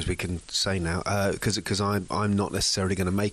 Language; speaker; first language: English; native; English